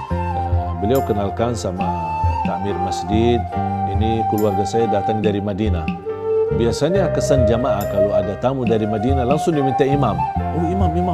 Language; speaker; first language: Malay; non-native, fluent; Arabic